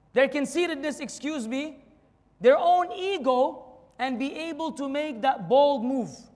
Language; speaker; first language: English; non-native, fluent; Arabic